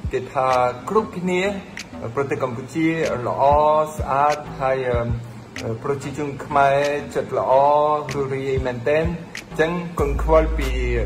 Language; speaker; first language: Khmer; non-native, fluent; French